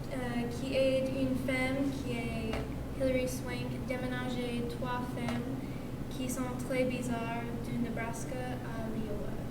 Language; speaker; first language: French; non-native, learner; English